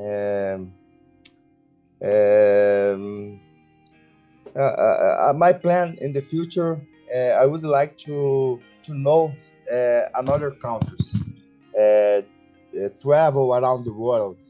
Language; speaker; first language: English; non-native, learner; Portuguese